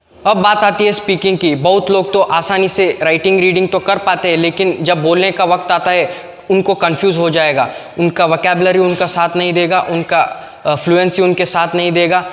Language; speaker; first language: Hindi; non-native, local second language; Kannada